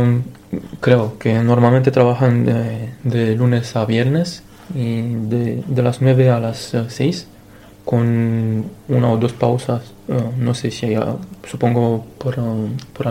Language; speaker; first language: Spanish; non-native, fluent; Romanian